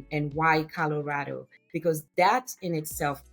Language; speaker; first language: English; non-native, fluent; French